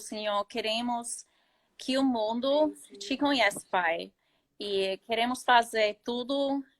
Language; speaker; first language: Portuguese; non-native, fluent; English